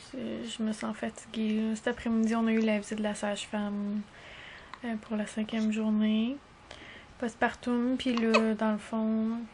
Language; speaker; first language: French; native; French